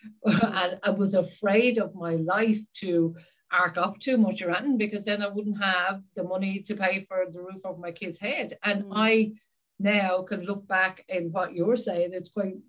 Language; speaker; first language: English; native; English